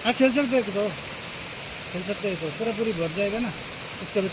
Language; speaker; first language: Hindi; non-native, local second language; Nepali